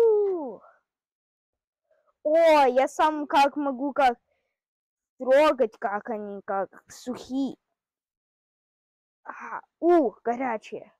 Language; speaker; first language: Russian; early bilingual, heritage; Russian